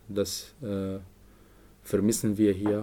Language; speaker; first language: German; non-native, learner; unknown